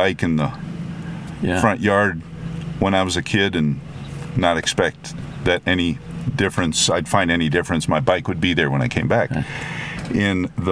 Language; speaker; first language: English; non-native, fluent; French